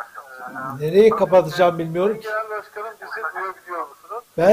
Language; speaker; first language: Turkish; native; Turkish